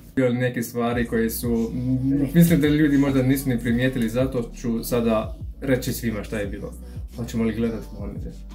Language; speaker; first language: Bosnian; non-native, fluent; Arabic